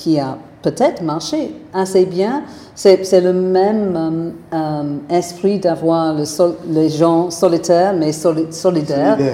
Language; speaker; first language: French; non-native, fluent; English